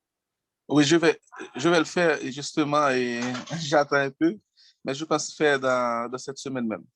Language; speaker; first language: French; non-native, local second language; Haitian Creole